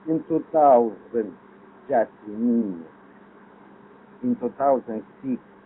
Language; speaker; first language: English; non-native, learner; Lithuanian